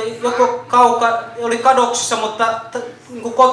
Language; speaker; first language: Finnish; non-native, fluent; Kinyarwanda